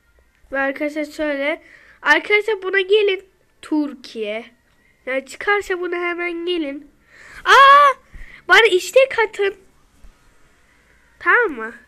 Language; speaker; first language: Turkish; native; Turkish